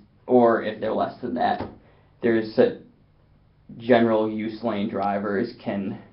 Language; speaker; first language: English; native; English